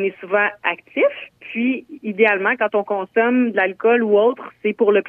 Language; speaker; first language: French; native; French